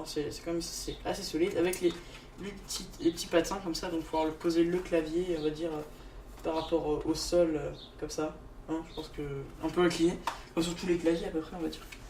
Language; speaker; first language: French; native; French